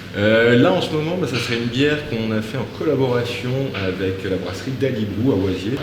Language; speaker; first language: French; native; French